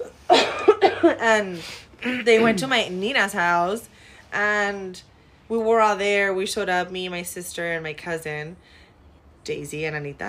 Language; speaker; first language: English; early bilingual, other home language; Spanish